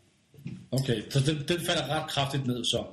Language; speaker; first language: Danish; native; Danish